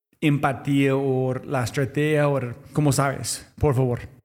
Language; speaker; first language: Spanish; non-native, fluent; English